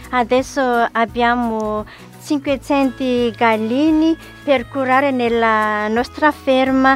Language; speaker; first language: Italian; non-native, learner; Malagasy